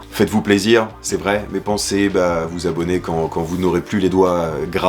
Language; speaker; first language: French; native; French